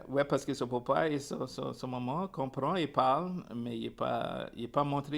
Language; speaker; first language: French; non-native, local second language; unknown